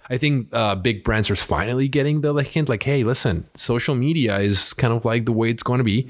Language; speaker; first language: English; early bilingual, other home language; Spanish